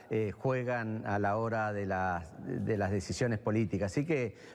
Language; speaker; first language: Spanish; native; Spanish